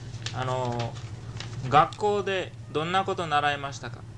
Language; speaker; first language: Japanese; early bilingual, heritage; Japanese